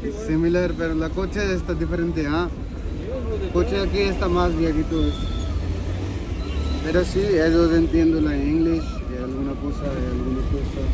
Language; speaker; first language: Spanish; non-native, learner; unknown